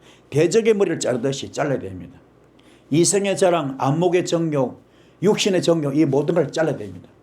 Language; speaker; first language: Korean; native; Korean